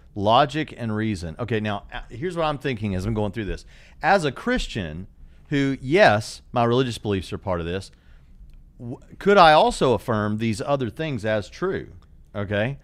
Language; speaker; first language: English; native; English